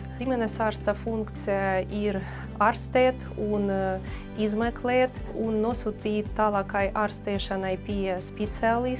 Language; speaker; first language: Latvian; non-native, learner; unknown